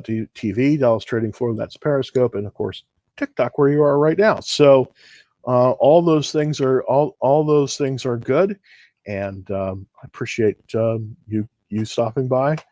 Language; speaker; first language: English; native; English